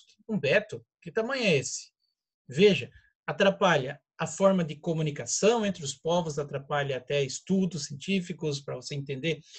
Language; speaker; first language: Portuguese; native; Portuguese